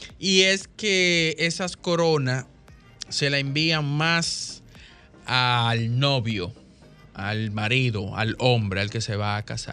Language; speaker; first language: Spanish; native; Spanish